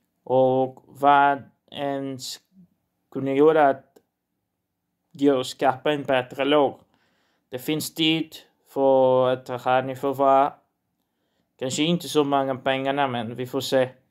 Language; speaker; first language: Swedish; non-native, learner; Portuguese